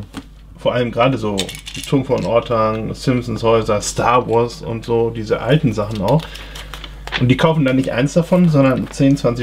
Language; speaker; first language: German; native; German